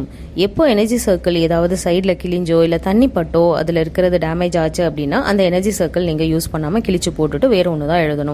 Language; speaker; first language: Tamil; native; Tamil